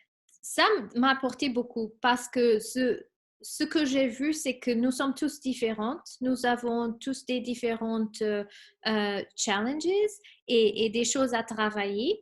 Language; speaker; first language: French; non-native, fluent; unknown